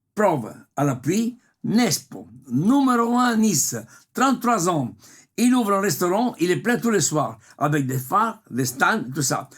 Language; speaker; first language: French; non-native, fluent; Italian